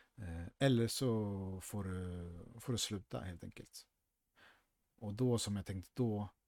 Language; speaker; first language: Swedish; early bilingual, other home language; Spanish